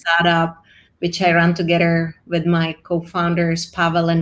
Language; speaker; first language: English; non-native, fluent; Czech